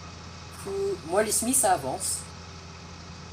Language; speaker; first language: French; native; French